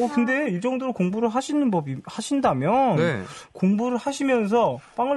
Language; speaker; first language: Korean; native; Korean